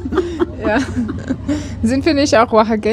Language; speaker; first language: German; non-native, fluent; Spanish